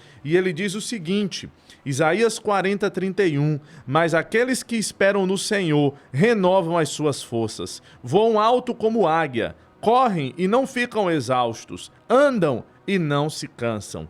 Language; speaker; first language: Portuguese; native; Portuguese